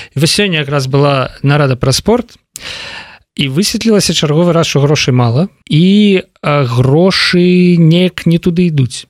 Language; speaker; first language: Belarusian; non-native, local second language; Russian